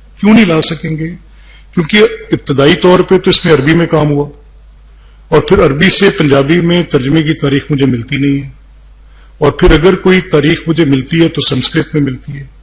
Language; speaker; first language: Urdu; non-native, local second language; Punjabi